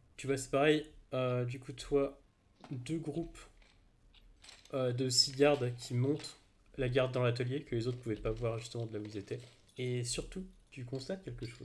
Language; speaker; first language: French; native; French